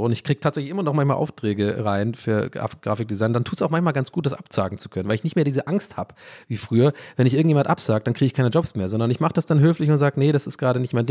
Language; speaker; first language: German; native; German